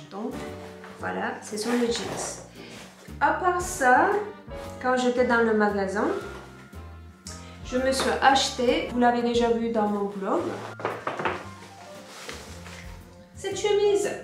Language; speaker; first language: French; non-native, fluent; Turkish